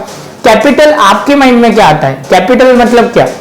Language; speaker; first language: Hindi; non-native, local second language; Gujarati